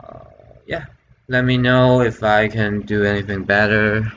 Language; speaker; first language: English; non-native, fluent; Chinese